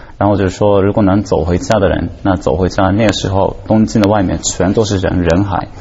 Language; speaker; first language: Chinese; non-native, fluent; Japanese